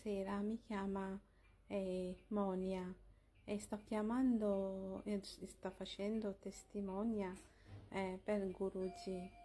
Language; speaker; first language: Italian; non-native, learner; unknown